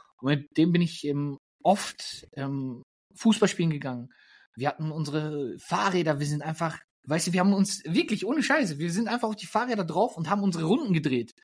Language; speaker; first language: German; early bilingual, other home language; Polish